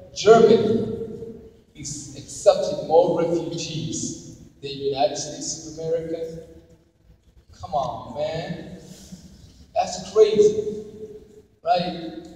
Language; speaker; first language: English; non-native, fluent; Somali